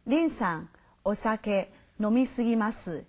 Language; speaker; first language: Japanese; non-native, fluent; Chinese